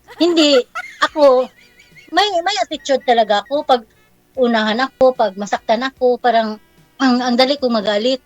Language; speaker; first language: Filipino; non-native, local second language; Cebuano